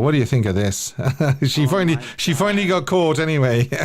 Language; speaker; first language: English; native; English